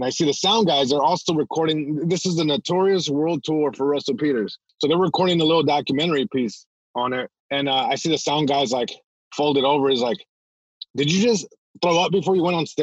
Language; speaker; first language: English; early bilingual, other home language; Spanish